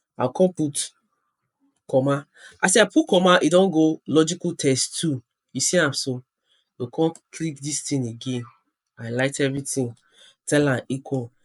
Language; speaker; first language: Nigerian Pidgin; non-native, local second language; Yoruba